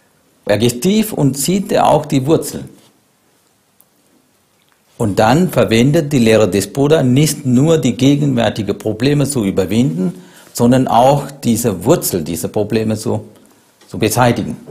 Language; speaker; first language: German; non-native, fluent; Sinhala